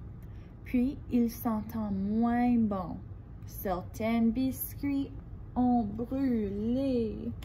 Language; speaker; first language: French; non-native, fluent; English